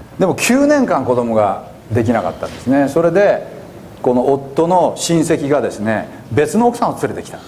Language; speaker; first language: Japanese; native; Japanese